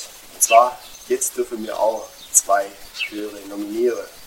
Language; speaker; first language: German; native; German